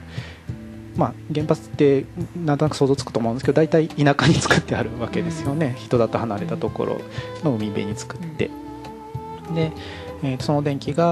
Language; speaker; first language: Japanese; native; Japanese